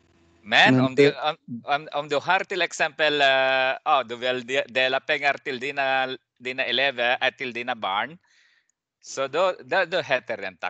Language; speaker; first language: Swedish; non-native, fluent; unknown